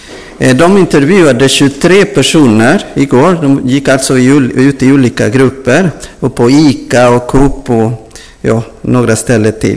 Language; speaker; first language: Swedish; non-native, fluent; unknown